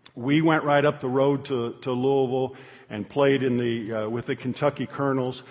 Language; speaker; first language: English; native; English